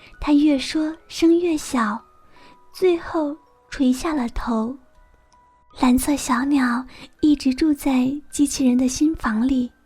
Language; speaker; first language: Chinese; native; Chinese